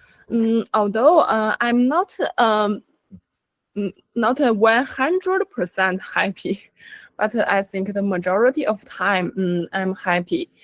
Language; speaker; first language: English; non-native, learner; Chinese